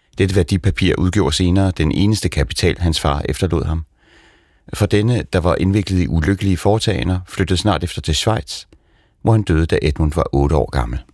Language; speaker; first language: Danish; native; Danish